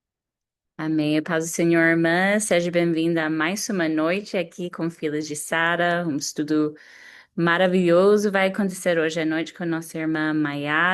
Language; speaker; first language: Portuguese; non-native, fluent; English